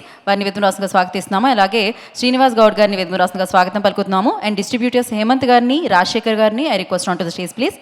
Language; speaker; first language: Telugu; native; Telugu